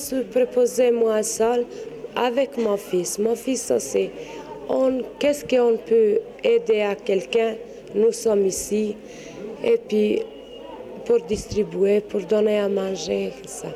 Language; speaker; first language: French; non-native, learner; Albanian